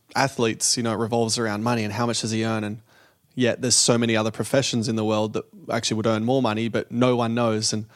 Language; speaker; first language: English; native; English